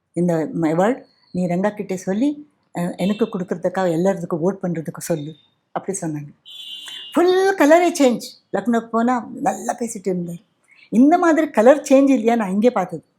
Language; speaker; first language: Tamil; non-native, fluent; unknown